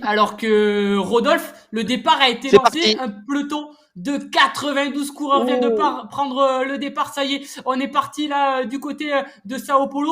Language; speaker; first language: French; native; French